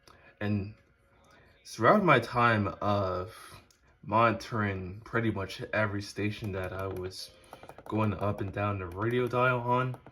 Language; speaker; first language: English; native; English